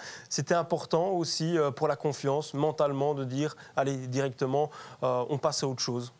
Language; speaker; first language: French; native; French